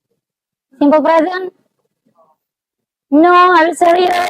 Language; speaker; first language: English; non-native, local second language; Indonesian